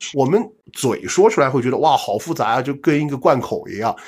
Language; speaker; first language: Chinese; native; Chinese